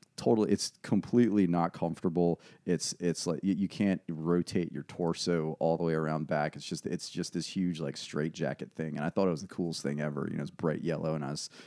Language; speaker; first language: English; native; English